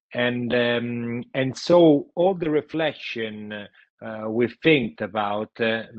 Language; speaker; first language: English; non-native, fluent; Italian